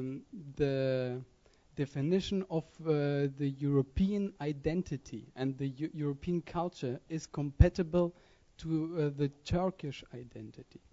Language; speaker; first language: English; non-native, fluent; German